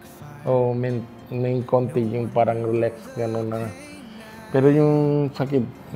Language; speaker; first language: Filipino; non-native, fluent; Punjabi